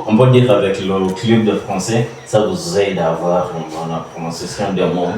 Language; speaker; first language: French; non-native, learner; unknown